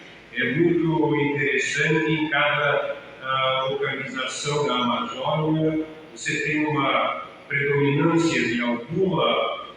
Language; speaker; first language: Portuguese; non-native, fluent; Bulgarian